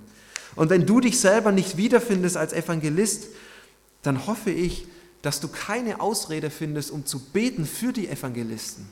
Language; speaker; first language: German; native; German